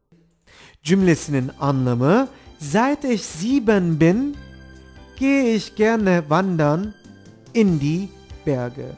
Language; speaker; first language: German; non-native, fluent; Turkish